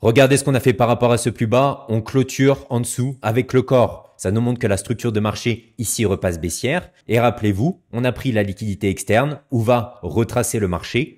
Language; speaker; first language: French; native; French